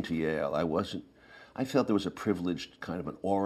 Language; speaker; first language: English; native; English